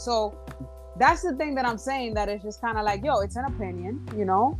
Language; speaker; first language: English; early bilingual, other home language; Spanish